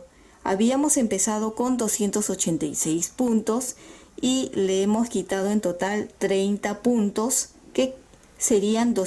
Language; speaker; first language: Spanish; native; Spanish